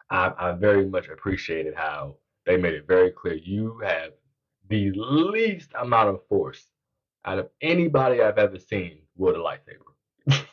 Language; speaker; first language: English; native; English